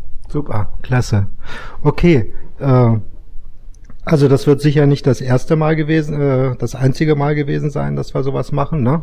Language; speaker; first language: German; native; German